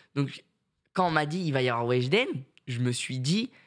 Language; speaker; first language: French; native; French